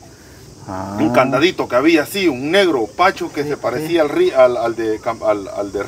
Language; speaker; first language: Spanish; native; Spanish